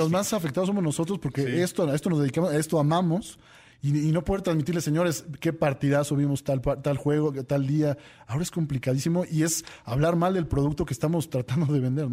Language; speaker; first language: Spanish; native; Spanish